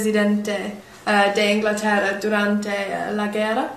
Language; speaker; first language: Spanish; non-native, learner; English